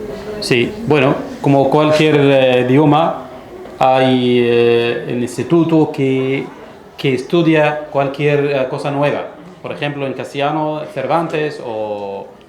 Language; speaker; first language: Spanish; non-native, fluent; Arabic